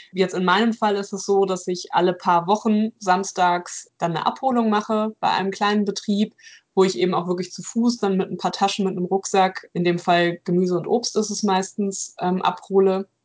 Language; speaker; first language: German; native; German